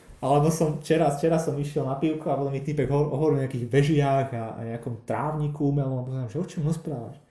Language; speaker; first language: Slovak; native; Slovak